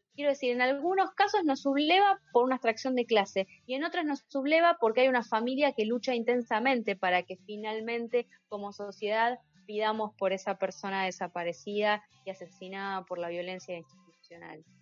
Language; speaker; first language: Spanish; native; Spanish